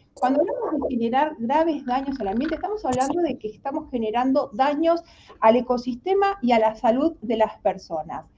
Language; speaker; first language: Spanish; native; Spanish